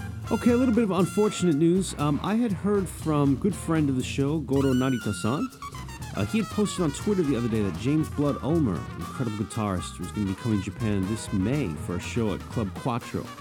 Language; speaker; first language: English; native; English